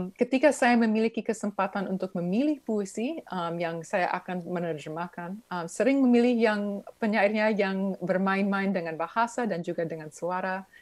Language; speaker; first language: Indonesian; early bilingual, other home language; English